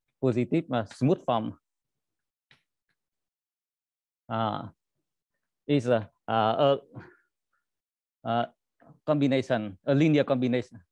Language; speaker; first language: English; non-native, learner; Vietnamese